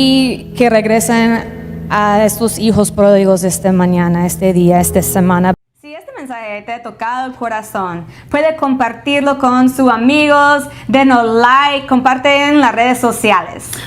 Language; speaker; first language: Spanish; native; Spanish